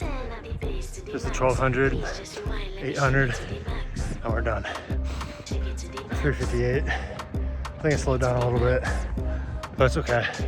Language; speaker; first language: English; native; English